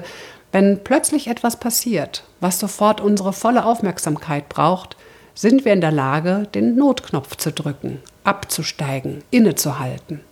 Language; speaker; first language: German; native; German